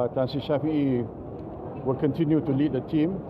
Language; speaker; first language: English; non-native, local second language; Malay